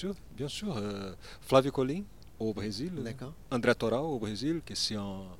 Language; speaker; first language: French; non-native, learner; Portuguese